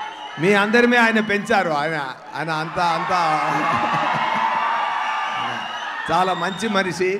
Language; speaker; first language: Telugu; non-native, learner; Tamil